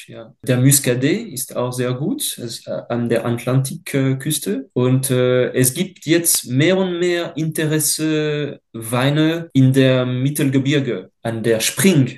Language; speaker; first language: German; non-native, fluent; French